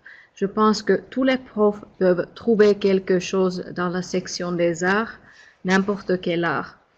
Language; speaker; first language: French; non-native, fluent; Finnish